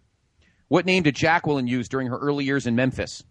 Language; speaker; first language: English; native; English